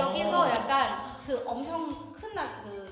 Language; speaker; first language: Korean; non-native, fluent; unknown